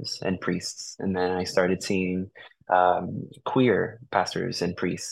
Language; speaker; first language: English; early bilingual, other home language; Spanish